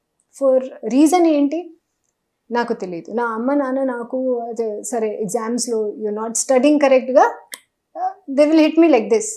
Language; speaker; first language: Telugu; non-native, learner; Hindi